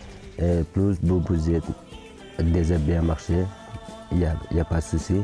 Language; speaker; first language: French; non-native, learner; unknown